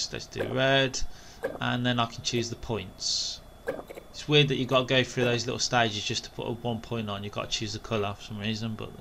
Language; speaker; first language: English; native; English